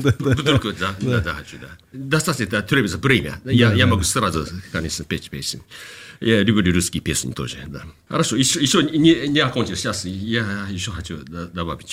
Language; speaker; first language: Russian; non-native, fluent; Japanese